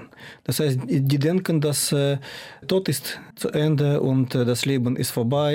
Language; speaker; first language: German; non-native, fluent; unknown